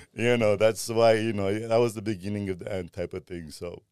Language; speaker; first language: English; early bilingual, other home language; Armenian